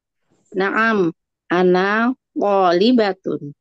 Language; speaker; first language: Arabic; non-native, learner; Indonesian